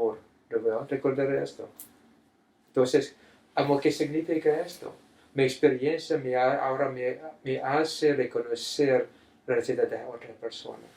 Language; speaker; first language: Spanish; non-native, fluent; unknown